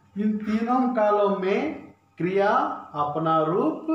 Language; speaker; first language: Hindi; non-native, local second language; Telugu